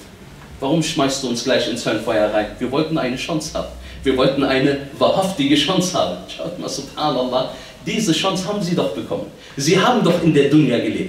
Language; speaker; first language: German; early bilingual, other home language; Arabic